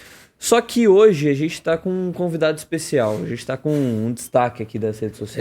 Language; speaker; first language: Portuguese; native; Portuguese